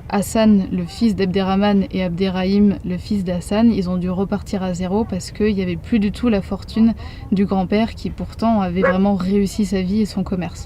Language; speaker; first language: French; native; French